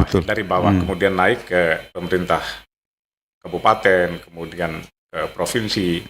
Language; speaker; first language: Indonesian; native; Indonesian